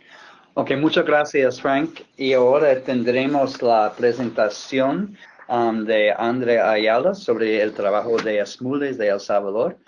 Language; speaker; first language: Spanish; non-native, fluent; English